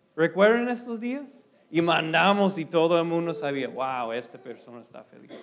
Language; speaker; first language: Spanish; non-native, fluent; English